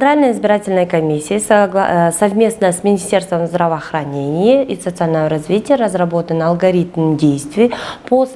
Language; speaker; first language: Russian; non-native, local second language; Kyrgyz